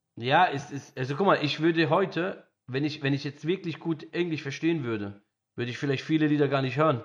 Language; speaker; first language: German; early bilingual, other home language; Arabic